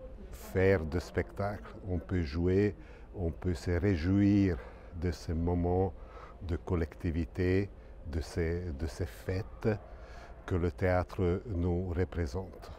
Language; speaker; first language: French; non-native, fluent; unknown